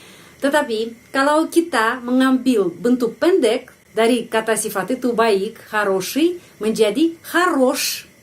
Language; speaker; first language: Indonesian; non-native, fluent; Russian